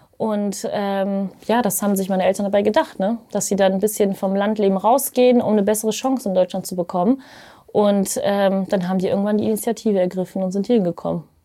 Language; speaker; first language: German; native; German